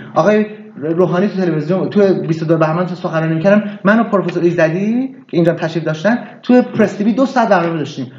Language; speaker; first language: Persian; early bilingual, heritage; Persian